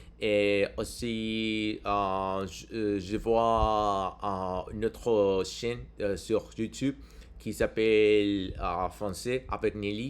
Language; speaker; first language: French; non-native, learner; English